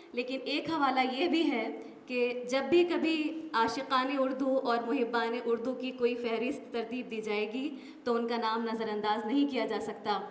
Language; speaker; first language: Urdu; native; Urdu